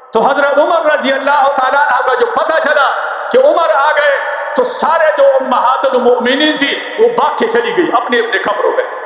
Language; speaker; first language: Urdu; non-native, local second language; Pashto